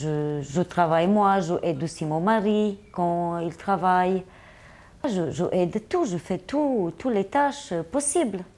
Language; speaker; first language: French; non-native, learner; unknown